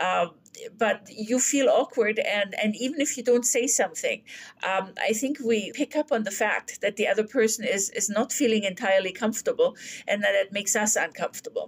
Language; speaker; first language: English; non-native, fluent; German